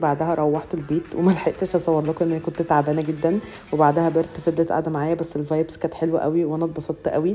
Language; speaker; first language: Arabic; native; Arabic